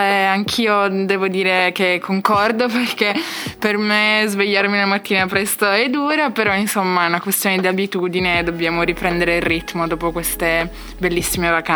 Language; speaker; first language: Italian; native; Italian